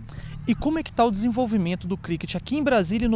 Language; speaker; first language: Portuguese; native; Portuguese